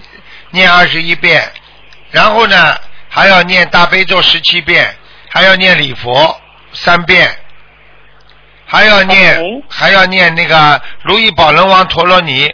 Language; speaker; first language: Chinese; native; Chinese